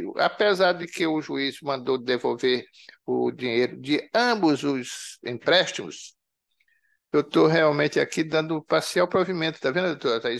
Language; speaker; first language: Portuguese; native; Portuguese